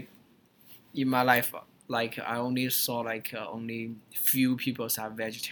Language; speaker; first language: English; non-native, learner; Chinese